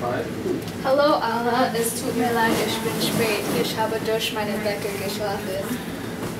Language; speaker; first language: German; non-native, learner; English